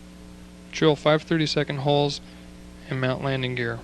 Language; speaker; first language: English; native; English